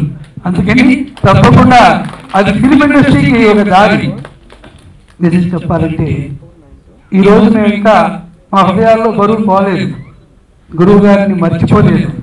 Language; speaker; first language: Telugu; native; Telugu